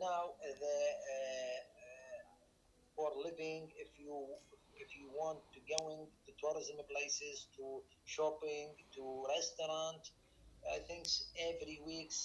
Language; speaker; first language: English; non-native, learner; Arabic